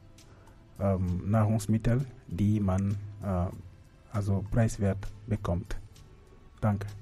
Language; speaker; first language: German; non-native, fluent; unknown